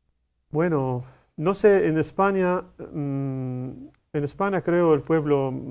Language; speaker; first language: Spanish; non-native, learner; Arabic